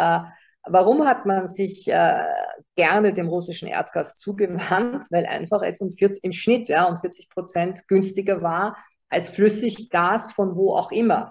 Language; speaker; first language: German; native; German